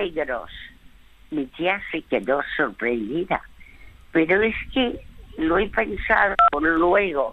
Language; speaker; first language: Spanish; early bilingual, other home language; French